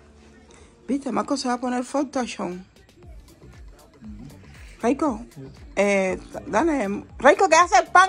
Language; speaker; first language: Spanish; native; Spanish